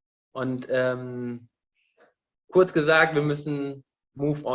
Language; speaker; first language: German; non-native, fluent; Indonesian